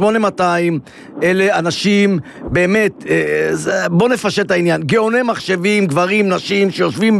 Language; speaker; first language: Hebrew; native; Hebrew